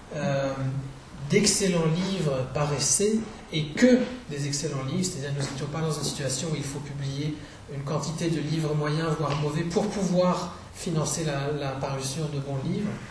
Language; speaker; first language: French; non-native, fluent; Czech